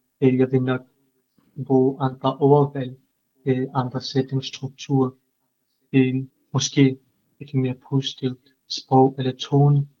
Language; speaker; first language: Danish; non-native, fluent; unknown